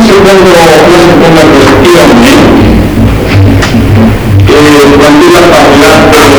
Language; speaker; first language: Italian; non-native, learner; Spanish